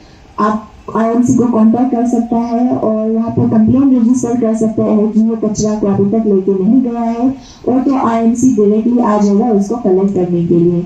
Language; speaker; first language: Hindi; non-native, local second language; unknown